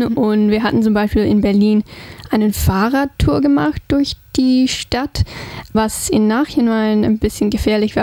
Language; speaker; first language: German; non-native, fluent; English